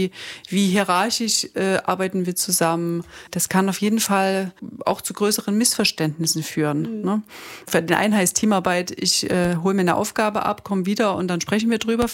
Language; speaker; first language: German; native; German